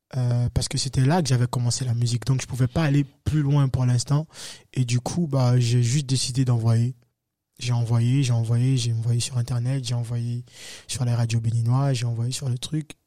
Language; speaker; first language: French; native; French